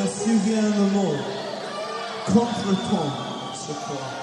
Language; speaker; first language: French; non-native, learner; English